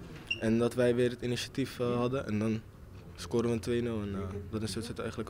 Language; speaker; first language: Dutch; native; Dutch